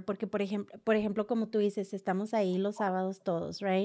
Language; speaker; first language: Spanish; early bilingual, heritage; Spanish